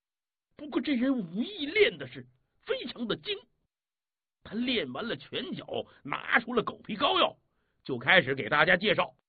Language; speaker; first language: Chinese; native; Chinese